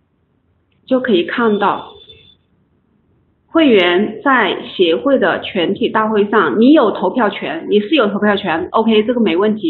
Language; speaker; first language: Chinese; native; Chinese